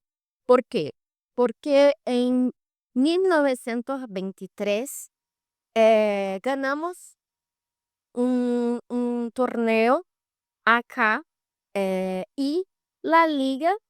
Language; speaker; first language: Spanish; non-native, fluent; Portuguese